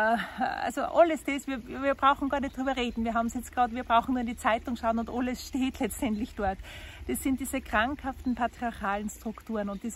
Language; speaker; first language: German; native; German